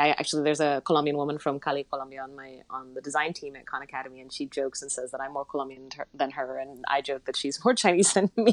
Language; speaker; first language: English; native; English